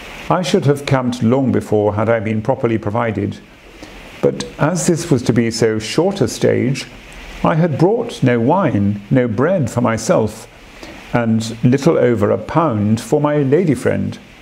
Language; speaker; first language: English; native; English